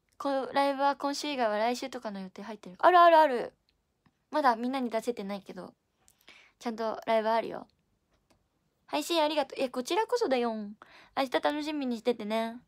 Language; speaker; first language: Japanese; native; Japanese